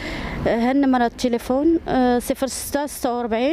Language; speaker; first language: Arabic; native; Arabic